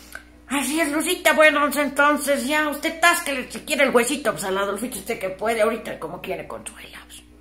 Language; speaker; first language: Spanish; native; Spanish